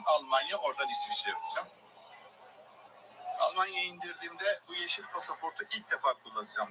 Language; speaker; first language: Turkish; native; Turkish